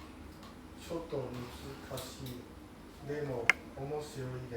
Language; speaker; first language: Japanese; non-native, learner; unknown